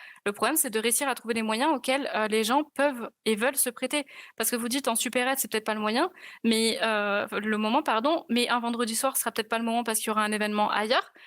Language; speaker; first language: French; native; French